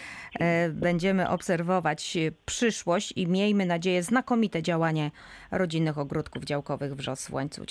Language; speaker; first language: Polish; native; Polish